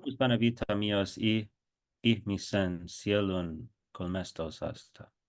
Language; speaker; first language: Finnish; non-native, learner; English